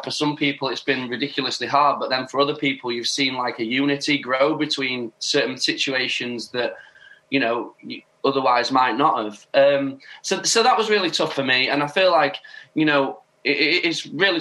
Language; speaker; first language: English; native; English